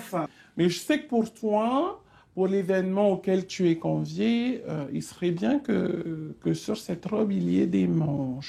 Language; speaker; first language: French; native; French